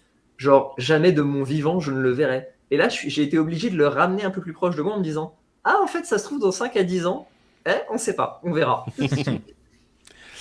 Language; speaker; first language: French; native; French